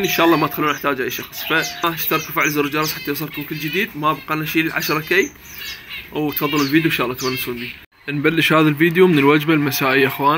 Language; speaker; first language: Arabic; native; Arabic